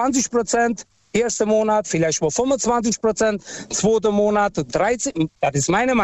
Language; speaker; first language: German; non-native, fluent; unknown